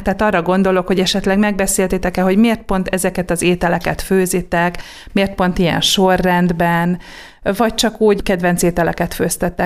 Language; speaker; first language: Hungarian; native; Hungarian